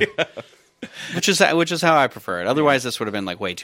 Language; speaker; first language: English; native; English